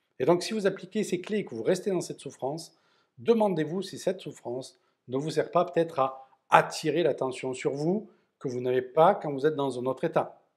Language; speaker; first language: French; native; French